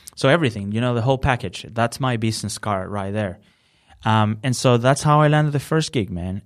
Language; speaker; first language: English; non-native, fluent; Spanish